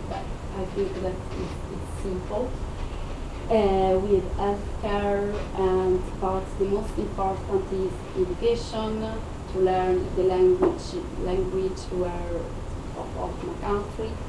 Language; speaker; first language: English; non-native, fluent; Italian